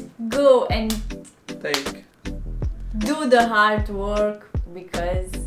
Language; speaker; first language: English; non-native, learner; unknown